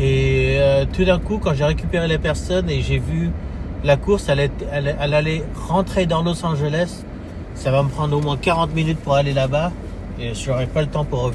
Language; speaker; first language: French; early bilingual, heritage; French